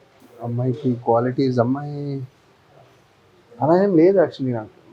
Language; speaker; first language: Telugu; non-native, fluent; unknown